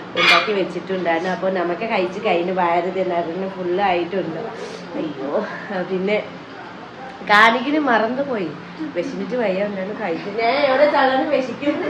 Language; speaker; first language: Malayalam; non-native, learner; Nepali